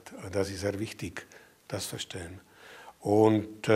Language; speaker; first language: German; non-native, fluent; Czech